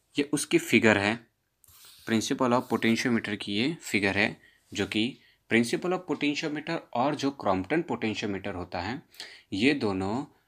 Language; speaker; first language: Hindi; non-native, local second language; Gujarati